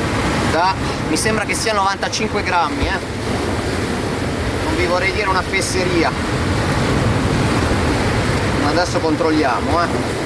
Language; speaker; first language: Italian; native; Italian